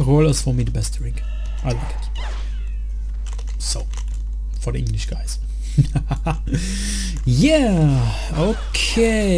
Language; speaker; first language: English; non-native, learner; German